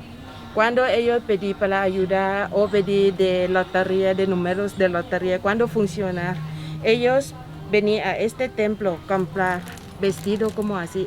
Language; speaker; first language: Spanish; non-native, learner; Thai